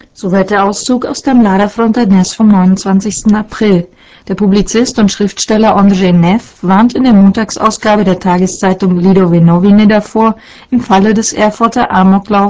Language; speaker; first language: German; native; German